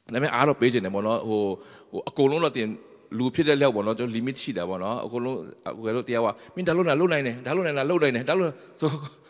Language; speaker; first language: Burmese; non-native, local second language; Tedim Chin